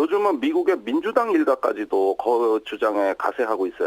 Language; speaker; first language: Korean; native; Korean